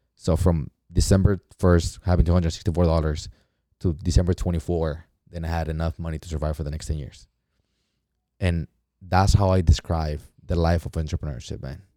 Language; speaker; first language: English; non-native, fluent; Spanish